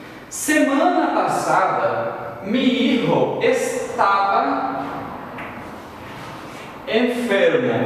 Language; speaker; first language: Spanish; non-native, fluent; Portuguese